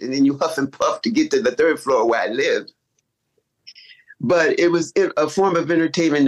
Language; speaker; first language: English; native; English